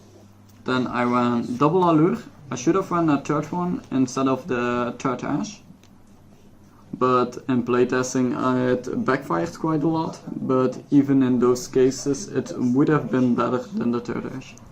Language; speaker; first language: English; non-native, fluent; Dutch